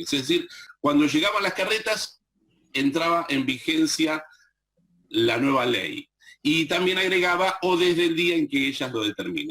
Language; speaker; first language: Spanish; native; Spanish